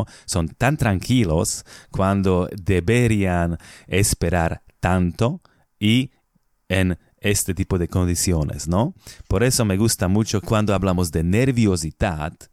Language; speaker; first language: Spanish; non-native, fluent; Slovak